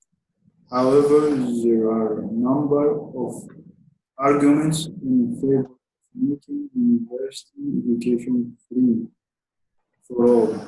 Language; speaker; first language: English; non-native, learner; Arabic